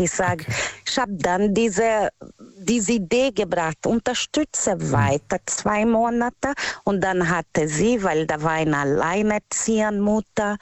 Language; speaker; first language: German; non-native, learner; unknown